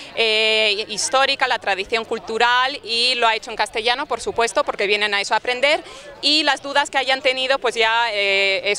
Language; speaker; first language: Spanish; native; Spanish